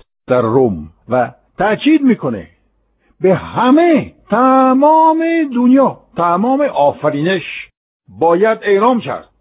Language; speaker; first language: Persian; non-native, fluent; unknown